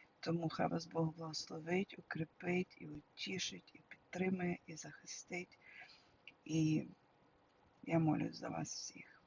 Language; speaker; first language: Ukrainian; early bilingual, heritage; Ukrainian